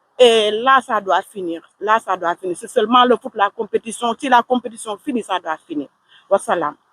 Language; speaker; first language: French; non-native, local second language; Wolof